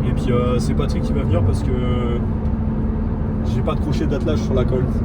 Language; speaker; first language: French; native; French